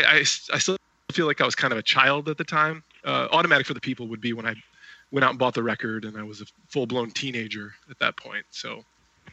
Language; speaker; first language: English; native; English